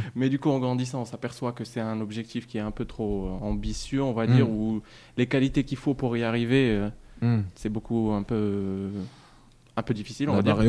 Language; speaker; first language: French; non-native, local second language; Arabic